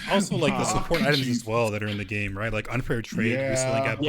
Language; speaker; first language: English; native; English